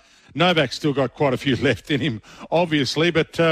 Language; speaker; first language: English; native; English